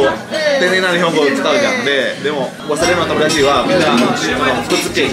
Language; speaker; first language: Japanese; non-native, fluent; Indonesian